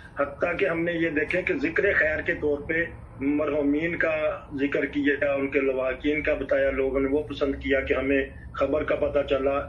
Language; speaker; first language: Urdu; non-native, local second language; Punjabi